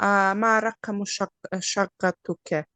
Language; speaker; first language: Arabic; non-native, learner; Bosnian